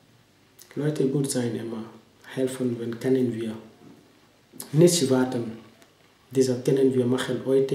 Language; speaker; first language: German; non-native, learner; French